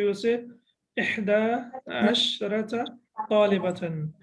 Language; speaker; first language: Arabic; non-native, fluent; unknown